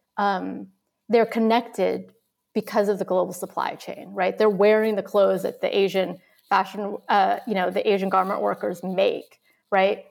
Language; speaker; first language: English; early bilingual, other home language; Vietnamese